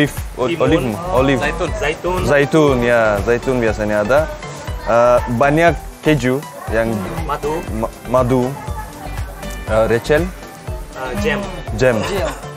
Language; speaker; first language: Indonesian; non-native, fluent; Turkish